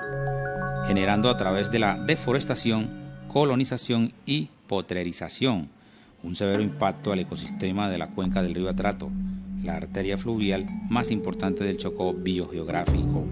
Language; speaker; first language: Spanish; native; Spanish